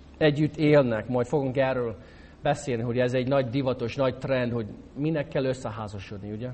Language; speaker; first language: Hungarian; non-native, fluent; English